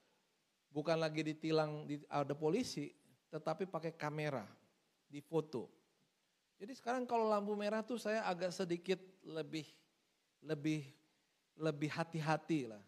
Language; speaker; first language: Indonesian; native; Indonesian